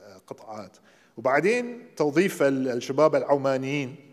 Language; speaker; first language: Arabic; non-native, fluent; English